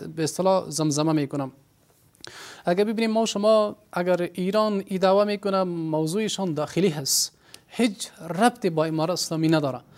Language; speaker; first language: Persian; non-native, local second language; Pashto